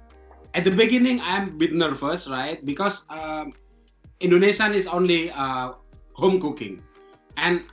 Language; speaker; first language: English; non-native, fluent; Indonesian